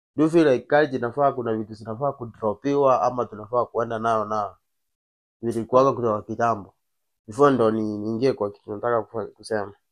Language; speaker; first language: Swahili; native; Swahili